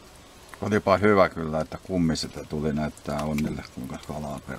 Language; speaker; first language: Finnish; native; Finnish